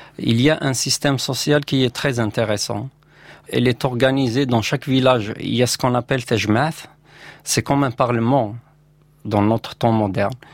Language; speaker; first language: French; non-native, local second language; Kabyle